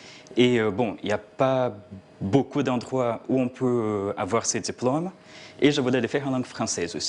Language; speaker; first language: French; non-native, fluent; Portuguese